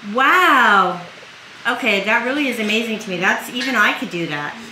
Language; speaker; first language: English; native; English